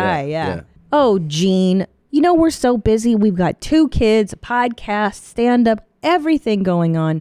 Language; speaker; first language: English; native; English